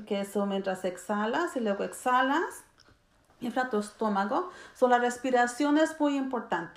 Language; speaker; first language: Spanish; early bilingual, heritage; Spanish